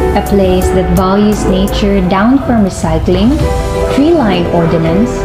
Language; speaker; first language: English; non-native, local second language; Cebuano